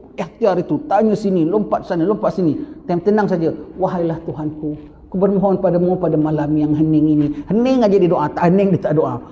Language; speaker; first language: Malay; native; Malay